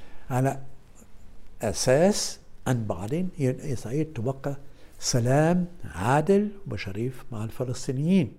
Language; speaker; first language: Arabic; non-native, fluent; German